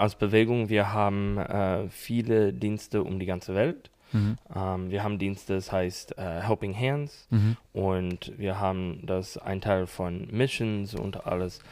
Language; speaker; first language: German; non-native, learner; English